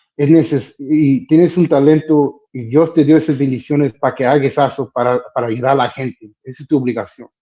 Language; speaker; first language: Spanish; early bilingual, heritage; Spanish